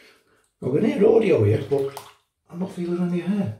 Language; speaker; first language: English; native; English